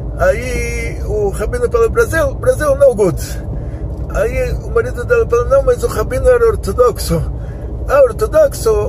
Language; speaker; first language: Portuguese; native; Portuguese